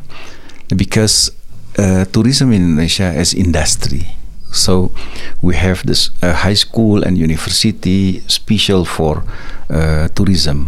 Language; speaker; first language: English; non-native, learner; Indonesian